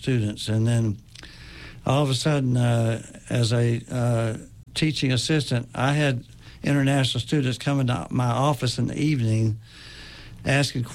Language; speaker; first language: English; native; English